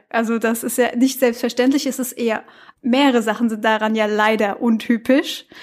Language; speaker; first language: German; native; German